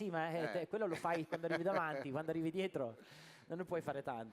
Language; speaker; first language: Italian; native; Italian